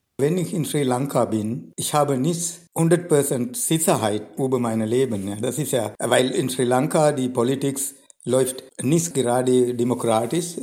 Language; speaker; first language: German; non-native, fluent; Sinhala